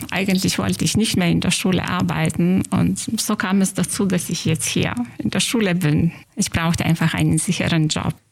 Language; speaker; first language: German; non-native, fluent; Lithuanian